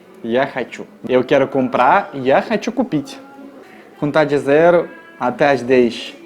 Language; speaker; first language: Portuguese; non-native, fluent; Russian